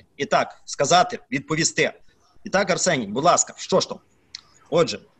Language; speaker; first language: Ukrainian; native; Ukrainian